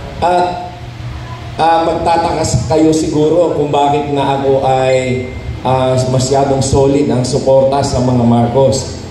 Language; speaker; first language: Filipino; non-native, local second language; Hiligaynon